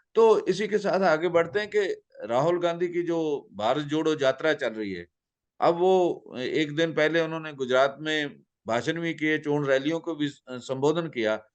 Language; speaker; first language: Hindi; non-native, local second language; Punjabi